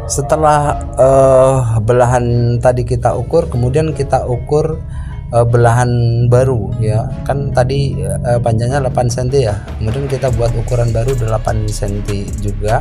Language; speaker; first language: Indonesian; native; Indonesian